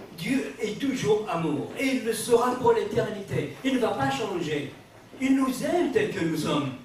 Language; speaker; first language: French; non-native, local second language; Kabyle